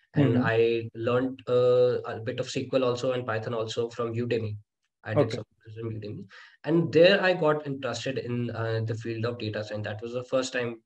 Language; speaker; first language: English; non-native, local second language; Hindi